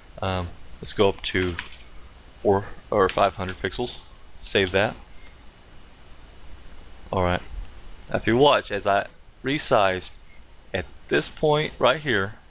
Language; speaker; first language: English; native; English